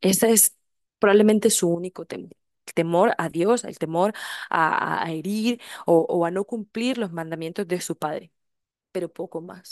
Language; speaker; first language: Spanish; native; Spanish